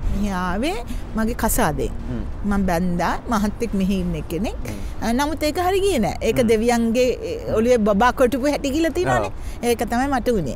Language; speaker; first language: Sinhala; non-native, local second language; Tamil